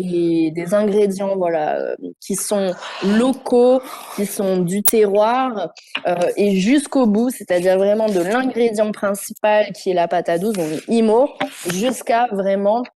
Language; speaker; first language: French; native; French